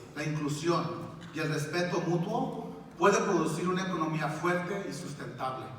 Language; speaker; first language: Spanish; early bilingual, heritage; Spanish